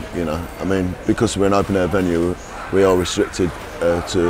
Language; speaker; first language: English; native; English